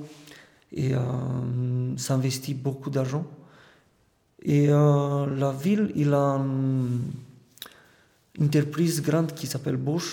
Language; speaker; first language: French; non-native, fluent; Romanian